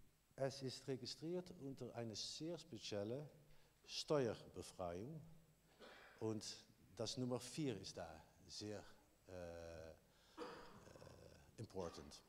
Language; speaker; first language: German; non-native, learner; Dutch